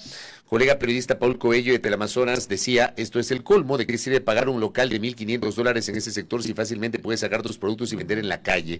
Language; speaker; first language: Spanish; native; Spanish